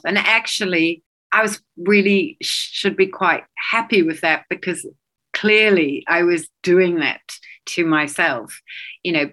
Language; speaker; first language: English; native; English